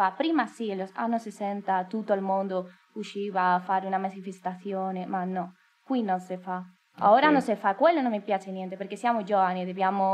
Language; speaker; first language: Italian; non-native, learner; Spanish